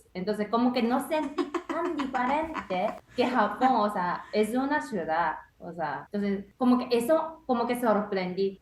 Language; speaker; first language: Spanish; non-native, learner; Japanese